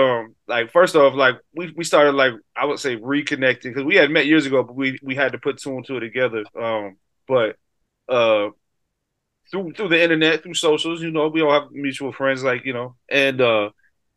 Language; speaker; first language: English; native; English